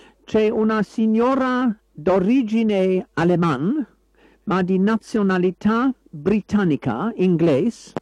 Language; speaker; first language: Italian; non-native, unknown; English